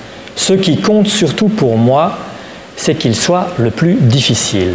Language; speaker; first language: French; native; French